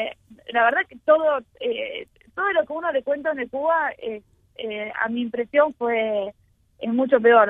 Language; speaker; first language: Spanish; native; Spanish